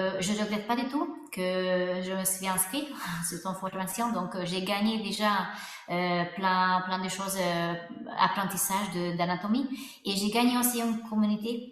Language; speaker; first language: French; non-native, fluent; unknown